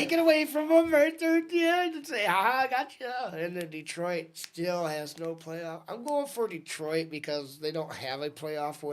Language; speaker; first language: English; native; English